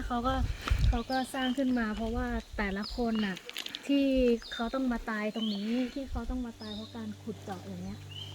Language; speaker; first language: Thai; native; Thai